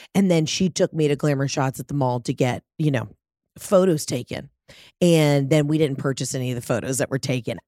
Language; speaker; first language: English; early bilingual, other home language; Italian